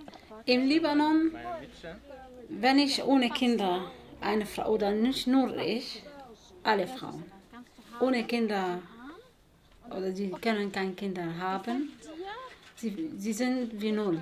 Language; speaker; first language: German; non-native, learner; Arabic